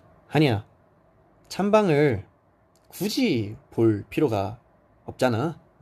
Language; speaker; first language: Korean; non-native, fluent; English